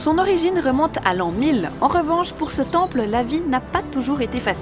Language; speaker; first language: French; native; French